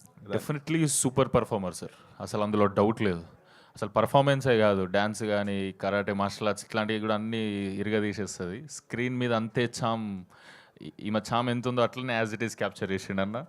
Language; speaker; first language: Telugu; native; Telugu